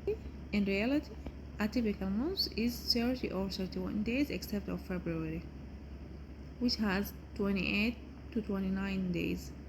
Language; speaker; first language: English; non-native, local second language; Arabic